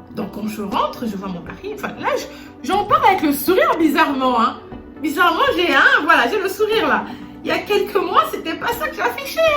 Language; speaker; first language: French; non-native, local second language; Lingala